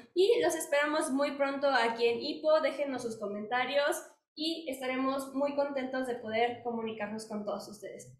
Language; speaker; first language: Spanish; native; Spanish